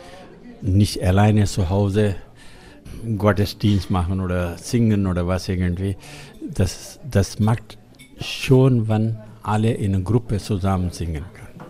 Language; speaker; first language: German; non-native, learner; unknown